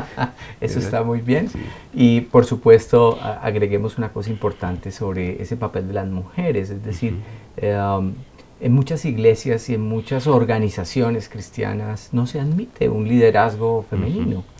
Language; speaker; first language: Spanish; native; Spanish